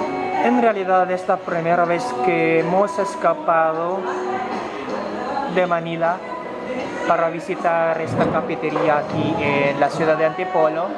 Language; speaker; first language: Spanish; non-native, fluent; Filipino